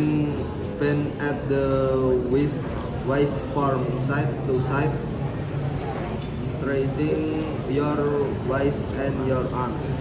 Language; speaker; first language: English; non-native, learner; Indonesian